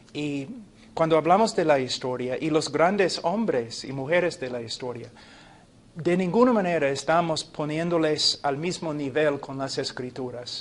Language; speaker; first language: Spanish; non-native, fluent; English